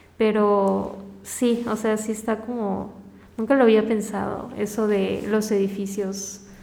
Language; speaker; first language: Spanish; native; Spanish